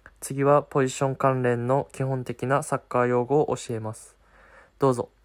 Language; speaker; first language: Japanese; native; Japanese